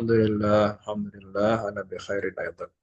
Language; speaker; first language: Arabic; non-native, fluent; Malay